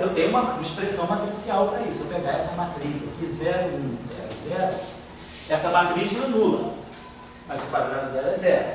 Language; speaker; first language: Portuguese; native; Portuguese